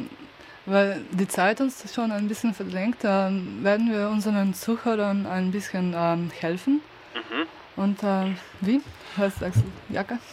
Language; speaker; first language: German; non-native, learner; Slovenian